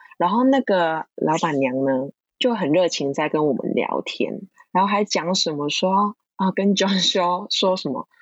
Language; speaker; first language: Chinese; non-native, local second language; Cantonese